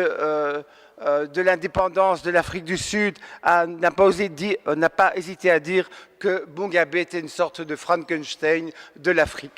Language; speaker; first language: French; native; French